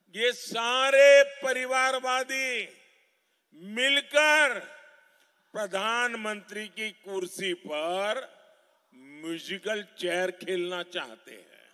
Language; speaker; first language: Hindi; non-native, local second language; Gujarati